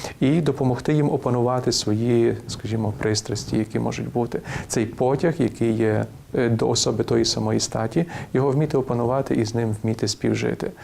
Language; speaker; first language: Ukrainian; native; Ukrainian